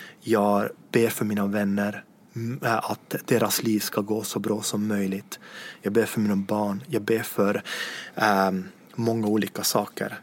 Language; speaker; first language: Swedish; non-native, fluent; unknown